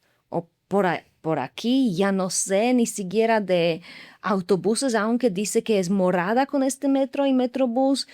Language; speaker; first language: Spanish; non-native, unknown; Slovak